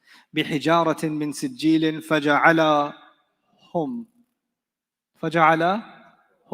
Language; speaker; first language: Arabic; non-native, fluent; English